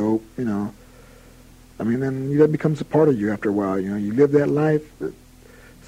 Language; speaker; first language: English; native; English